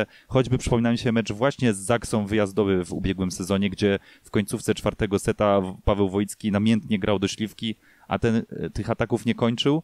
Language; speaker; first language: Polish; native; Polish